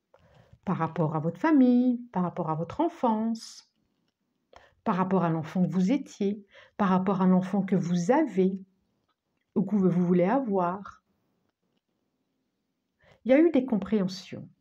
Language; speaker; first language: French; native; French